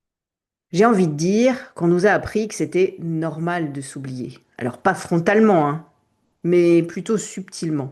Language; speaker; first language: French; native; French